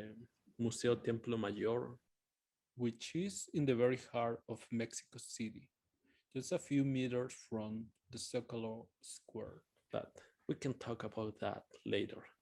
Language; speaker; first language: English; non-native, fluent; Spanish